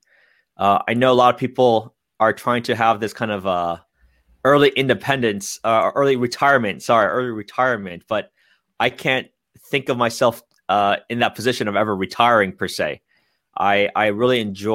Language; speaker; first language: English; native; English